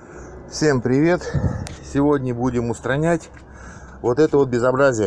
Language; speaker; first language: Russian; native; Russian